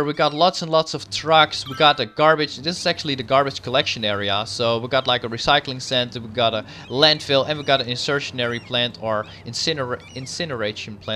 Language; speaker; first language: English; non-native, fluent; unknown